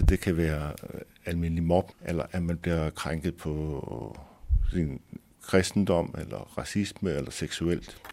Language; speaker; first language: Danish; native; Danish